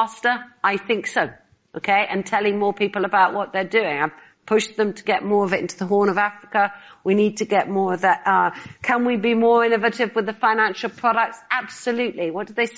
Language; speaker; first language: English; native; English